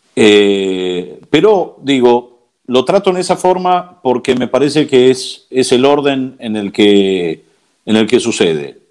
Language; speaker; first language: Spanish; native; Spanish